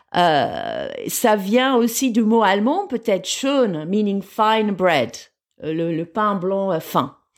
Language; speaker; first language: French; non-native, fluent; English